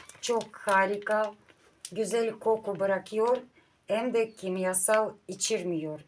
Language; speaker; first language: Turkish; non-native, learner; Russian